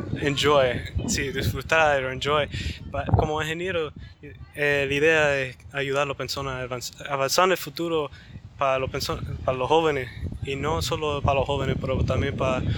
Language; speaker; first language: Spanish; early bilingual, heritage; Spanish